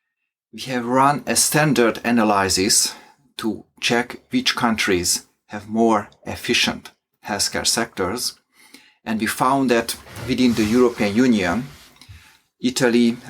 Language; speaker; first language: English; non-native, fluent; Hungarian